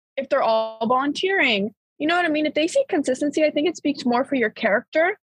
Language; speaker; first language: English; early bilingual, other home language; Bulgarian